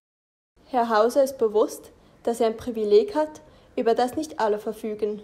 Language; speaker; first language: German; native; German